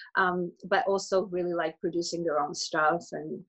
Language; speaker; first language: English; early bilingual, other home language; Georgian